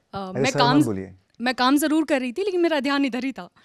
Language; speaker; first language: Hindi; native; Hindi